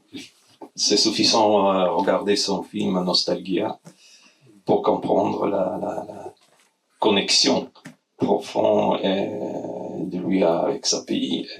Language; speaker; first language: French; non-native, fluent; Russian